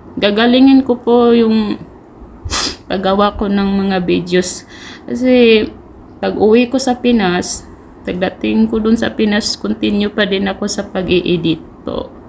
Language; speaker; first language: Filipino; non-native, local second language; Cebuano